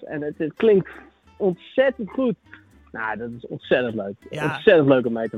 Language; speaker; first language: Dutch; native; Dutch